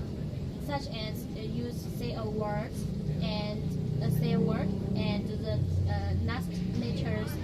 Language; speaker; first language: English; non-native, learner; Chinese